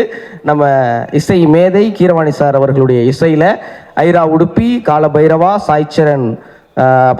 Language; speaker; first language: Tamil; native; Tamil